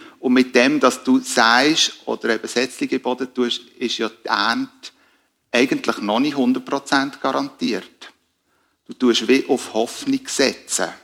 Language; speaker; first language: German; native; German